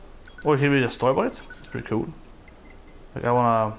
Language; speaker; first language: English; non-native, fluent; Swedish